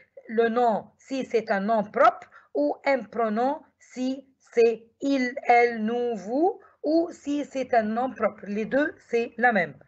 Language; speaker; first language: French; non-native, fluent; Arabic